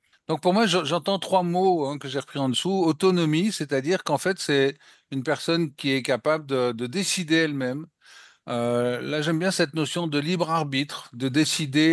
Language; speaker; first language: French; native; French